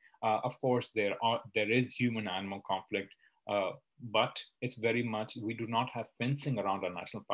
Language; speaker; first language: English; non-native, local second language; Hindi